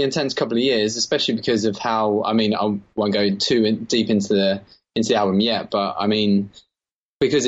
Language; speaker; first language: English; native; English